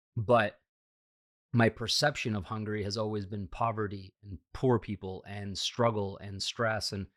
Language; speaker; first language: English; early bilingual, heritage; Hungarian